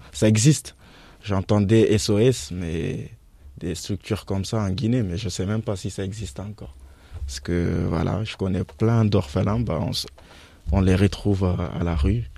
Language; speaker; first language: French; non-native, local second language; Fula